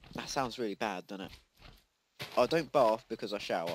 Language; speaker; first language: English; native; English